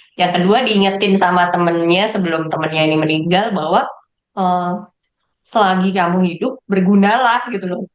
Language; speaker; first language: Indonesian; native; Indonesian